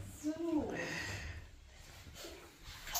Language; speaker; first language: German; native; German